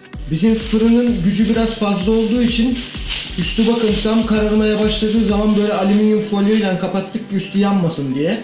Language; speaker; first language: Turkish; native; Turkish